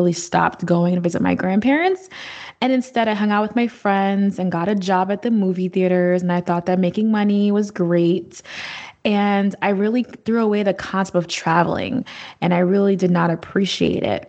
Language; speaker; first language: English; native; English